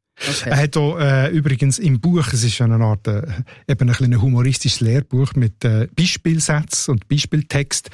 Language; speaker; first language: German; native; German